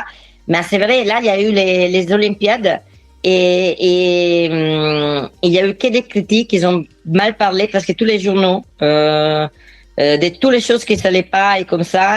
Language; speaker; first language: French; non-native, fluent; Italian